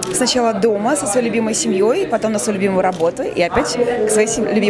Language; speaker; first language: Russian; native; Russian